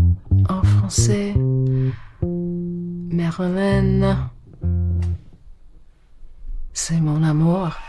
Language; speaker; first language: French; non-native, learner; English